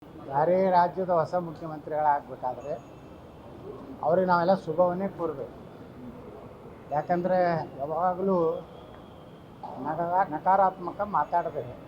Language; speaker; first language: Kannada; native; Kannada